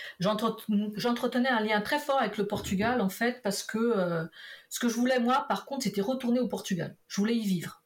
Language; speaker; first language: French; early bilingual, other home language; Portuguese